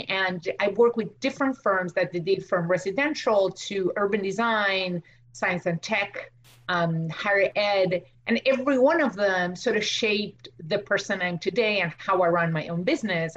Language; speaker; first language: English; non-native, fluent; Spanish